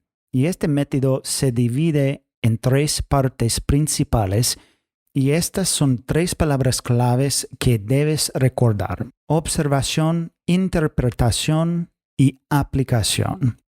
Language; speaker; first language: Spanish; non-native, fluent; English